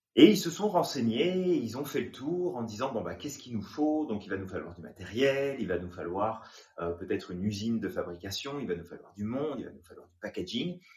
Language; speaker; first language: French; native; French